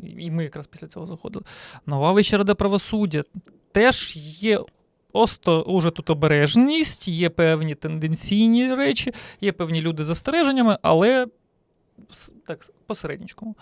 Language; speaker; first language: Ukrainian; native; Ukrainian